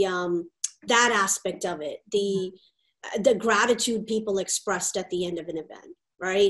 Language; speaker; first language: English; native; English